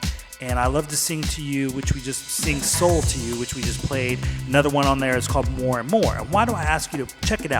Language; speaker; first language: English; native; English